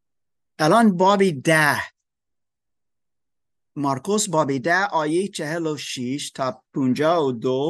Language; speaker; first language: Persian; non-native, fluent; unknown